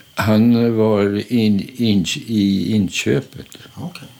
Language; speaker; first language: Swedish; early bilingual, other home language; German